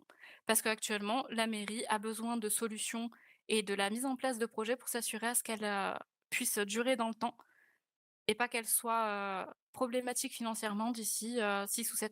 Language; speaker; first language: French; native; French